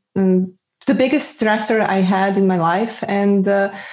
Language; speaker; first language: English; non-native, fluent; Serbian